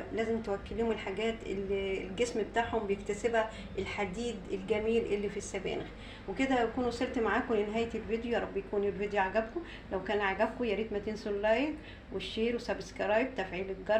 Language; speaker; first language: Arabic; native; Arabic